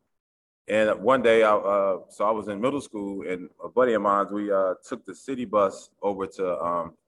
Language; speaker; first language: English; native; English